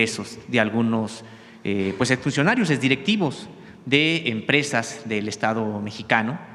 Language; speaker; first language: Spanish; native; Spanish